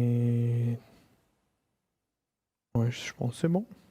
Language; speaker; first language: French; non-native, fluent; German